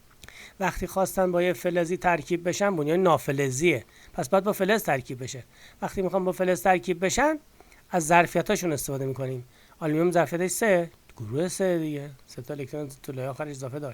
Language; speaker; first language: Persian; native; Persian